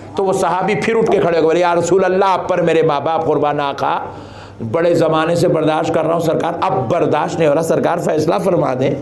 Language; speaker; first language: Hindi; non-native, local second language; Urdu